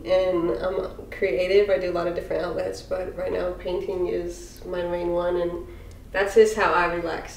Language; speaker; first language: English; native; English